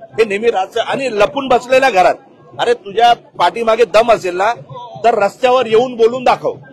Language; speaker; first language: Marathi; non-native, local second language; Gujarati